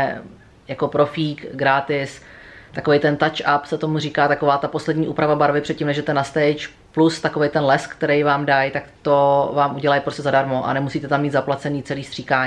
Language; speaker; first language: Czech; native; Czech